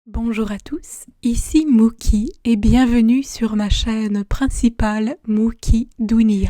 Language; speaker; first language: French; native; French